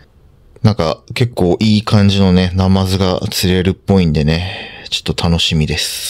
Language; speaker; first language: Japanese; native; Japanese